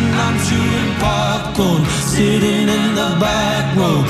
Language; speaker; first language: English; native; English